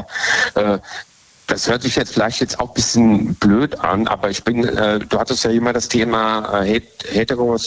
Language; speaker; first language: German; native; German